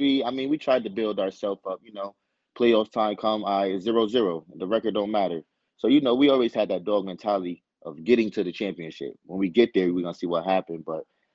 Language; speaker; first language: English; native; English